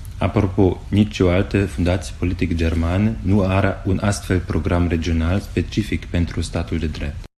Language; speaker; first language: Romanian; non-native, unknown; German